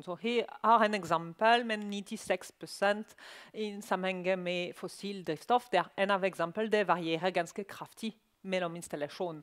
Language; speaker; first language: Norwegian; non-native, learner; French